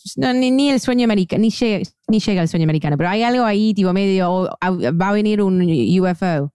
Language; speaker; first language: Spanish; non-native, fluent; English